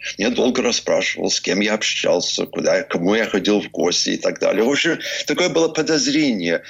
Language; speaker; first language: Russian; early bilingual, heritage; English